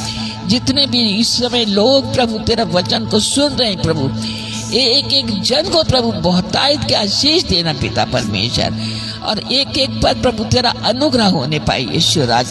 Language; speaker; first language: Hindi; native; Hindi